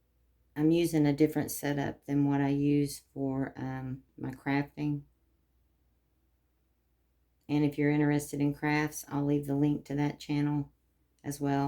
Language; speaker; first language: English; native; English